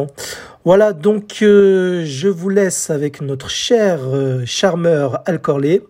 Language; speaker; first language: French; native; French